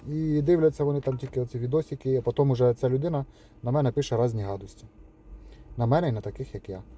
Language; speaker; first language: Ukrainian; non-native, local second language; Russian